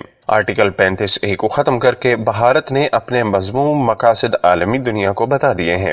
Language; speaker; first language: Urdu; native; Urdu